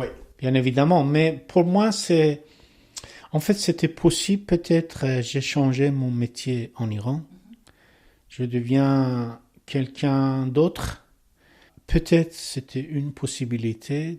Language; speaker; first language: French; non-native, learner; Persian